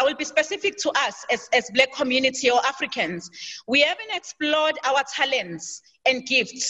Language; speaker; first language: English; non-native, local second language; Zulu